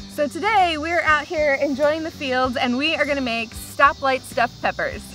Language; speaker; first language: English; native; English